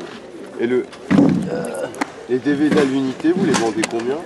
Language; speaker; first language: French; native; French